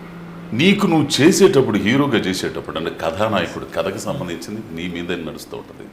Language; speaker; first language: Telugu; native; Telugu